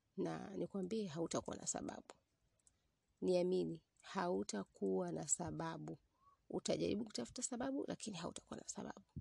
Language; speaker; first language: Swahili; native; Swahili